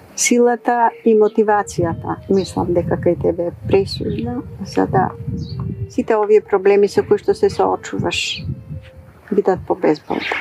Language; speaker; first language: Macedonian; early bilingual, heritage; Macedonian